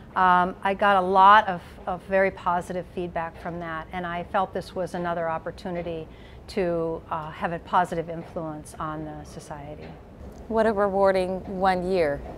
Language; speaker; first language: English; native; English